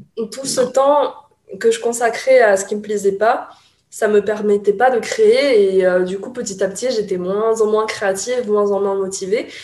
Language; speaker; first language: French; early bilingual, other home language; Chinese